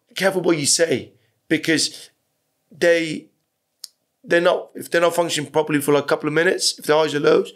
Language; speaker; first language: English; early bilingual, other home language; Persian